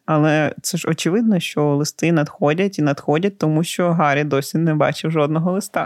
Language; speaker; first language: Ukrainian; native; Ukrainian